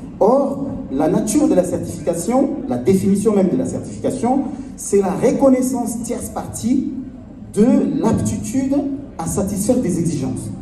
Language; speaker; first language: French; non-native, local second language; Lingala